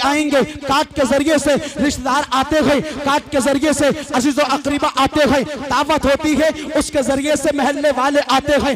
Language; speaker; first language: Hindi; native; Hindi